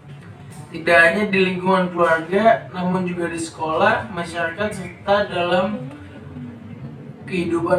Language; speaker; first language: Indonesian; native; Indonesian